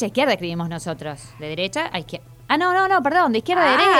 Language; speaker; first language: Spanish; native; Spanish